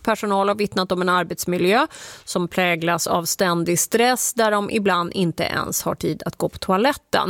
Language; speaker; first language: Swedish; native; Swedish